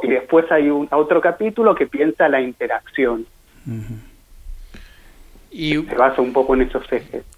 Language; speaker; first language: Spanish; native; Spanish